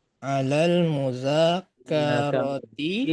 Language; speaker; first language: Arabic; non-native, fluent; Indonesian